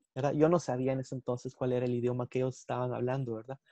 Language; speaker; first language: English; non-native, fluent; Spanish